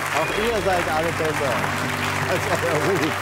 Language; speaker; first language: German; native; German